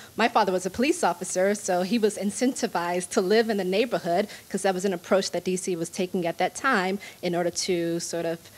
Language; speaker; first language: English; native; English